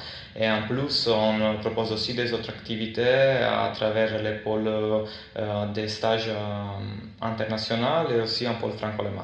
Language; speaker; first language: French; non-native, fluent; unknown